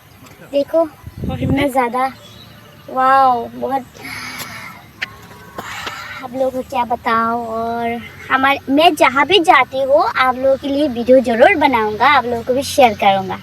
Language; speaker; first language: Hindi; non-native, local second language; Bodo